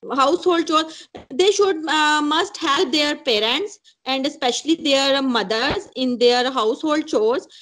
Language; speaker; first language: English; non-native, local second language; Punjabi